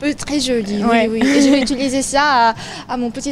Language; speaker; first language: French; non-native, learner; Korean